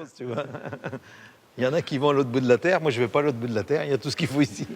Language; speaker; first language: French; native; French